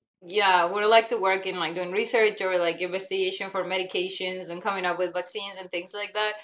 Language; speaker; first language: English; non-native, fluent; Spanish